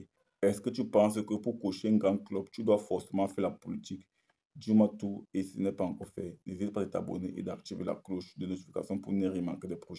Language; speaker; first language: French; native; French